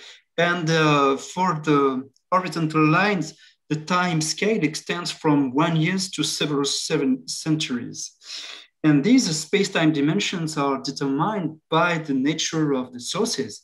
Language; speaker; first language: English; non-native, fluent; French